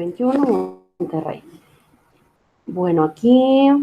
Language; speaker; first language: Spanish; native; Spanish